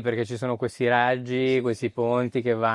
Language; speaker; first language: Italian; native; Italian